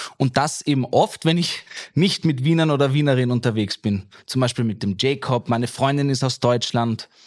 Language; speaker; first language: German; native; German